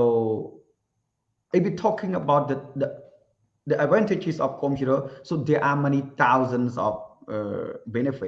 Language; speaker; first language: English; non-native, learner; Khmer